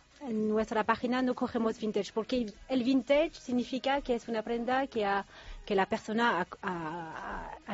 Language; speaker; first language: Spanish; non-native, learner; French